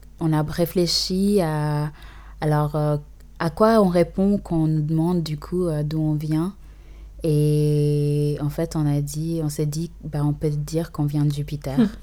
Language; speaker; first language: French; early bilingual, other home language; English